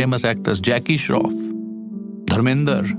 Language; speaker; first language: English; non-native, local second language; Kashmiri